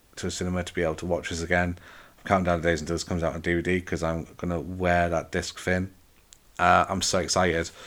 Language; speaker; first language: English; native; English